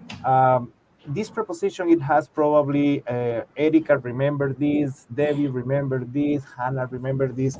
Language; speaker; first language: English; non-native, fluent; Spanish